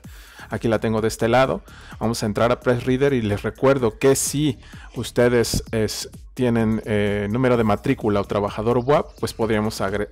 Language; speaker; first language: Spanish; native; Spanish